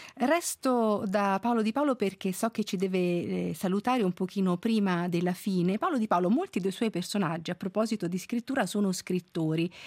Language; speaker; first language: Italian; native; Italian